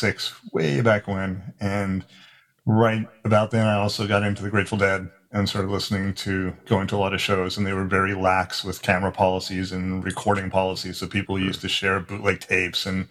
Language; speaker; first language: English; native; English